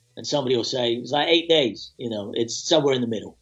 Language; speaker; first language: English; native; English